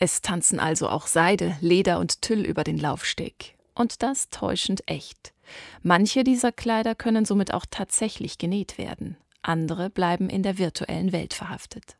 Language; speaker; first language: German; native; German